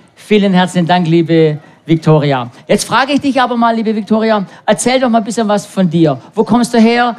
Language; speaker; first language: German; native; German